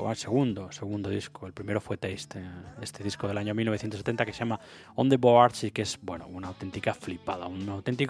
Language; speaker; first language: Spanish; native; Spanish